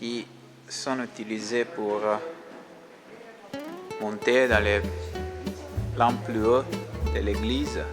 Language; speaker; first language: French; non-native, learner; Italian